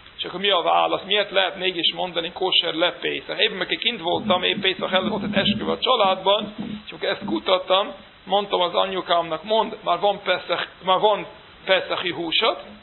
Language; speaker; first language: Hungarian; non-native, fluent; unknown